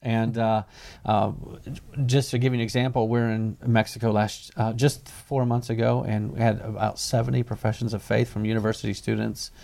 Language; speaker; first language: English; native; English